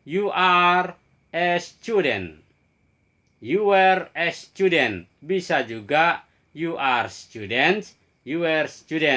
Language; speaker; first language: English; non-native, fluent; Indonesian